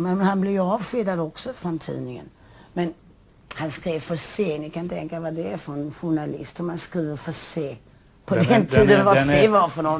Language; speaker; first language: Swedish; native; Swedish